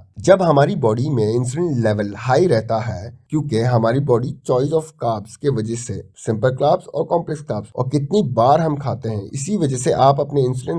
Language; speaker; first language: Hindi; native; Hindi